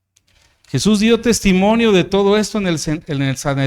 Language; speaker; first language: Spanish; native; Spanish